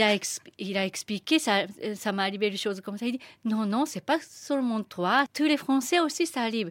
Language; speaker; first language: French; non-native, learner; Japanese